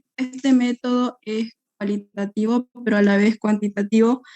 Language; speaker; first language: Spanish; native; Spanish